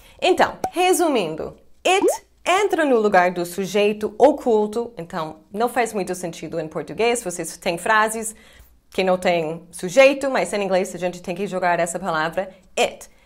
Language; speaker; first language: Portuguese; non-native, fluent; English